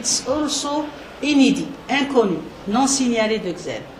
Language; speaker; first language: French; non-native, local second language; Arabic